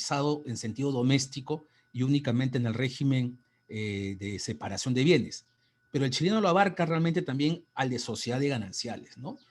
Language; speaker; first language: Spanish; native; Spanish